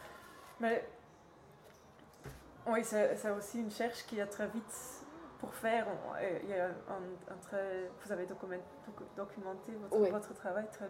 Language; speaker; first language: French; non-native, learner; Dutch